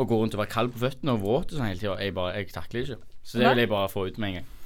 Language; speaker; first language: Norwegian; native; Norwegian